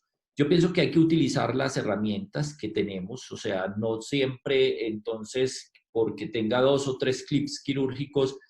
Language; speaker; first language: Spanish; native; Spanish